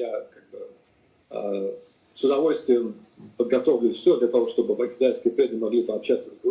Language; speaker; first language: Russian; native; Russian